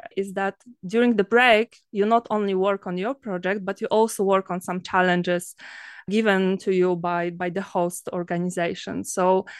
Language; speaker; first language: English; non-native, fluent; Polish